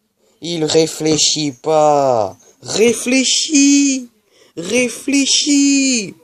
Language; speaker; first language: French; native; French